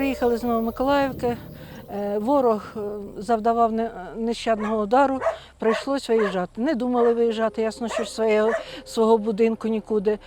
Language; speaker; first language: Ukrainian; native; Ukrainian